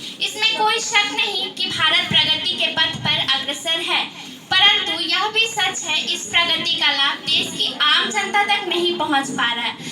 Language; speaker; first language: Hindi; native; Hindi